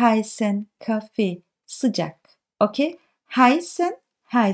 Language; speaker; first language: German; non-native, fluent; Turkish